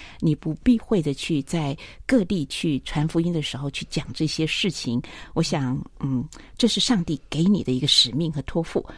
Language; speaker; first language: Chinese; native; Chinese